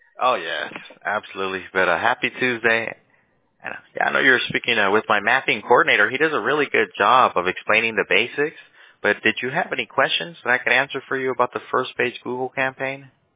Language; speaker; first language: English; native; English